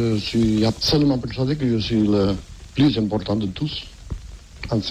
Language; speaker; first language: French; non-native, fluent; Catalan